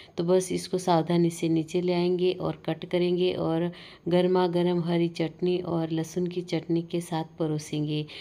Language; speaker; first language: Hindi; non-native, local second language; Gujarati